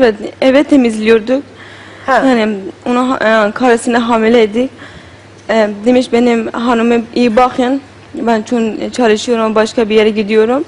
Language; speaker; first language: Turkish; non-native, learner; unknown